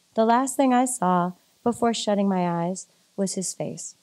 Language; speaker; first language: English; native; English